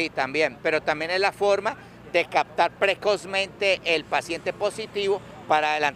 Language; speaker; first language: Spanish; native; Spanish